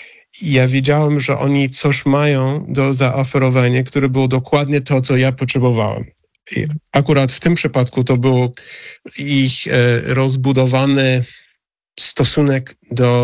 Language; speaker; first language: Polish; non-native, fluent; English